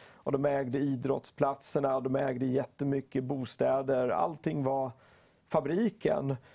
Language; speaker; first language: Swedish; native; Swedish